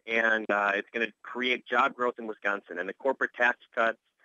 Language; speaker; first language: English; native; English